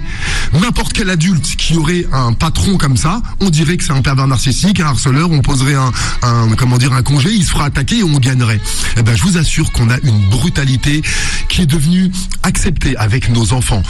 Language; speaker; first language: French; native; French